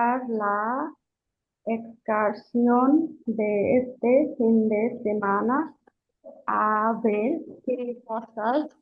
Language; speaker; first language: Spanish; non-native, learner; Bangla